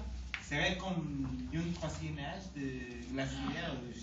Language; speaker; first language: French; non-native, learner; Spanish